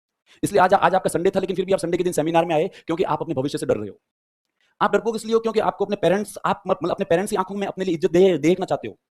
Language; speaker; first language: Hindi; native; Hindi